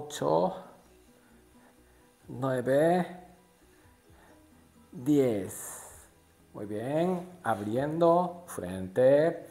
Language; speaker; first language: Spanish; non-native, learner; Japanese